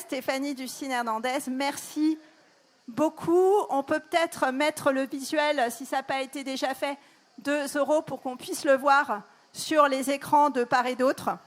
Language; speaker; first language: French; native; French